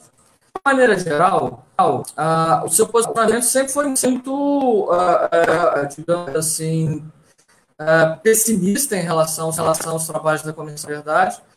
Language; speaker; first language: Portuguese; native; Portuguese